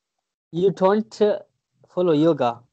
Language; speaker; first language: English; non-native, fluent; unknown